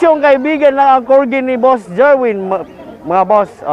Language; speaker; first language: Filipino; native; Filipino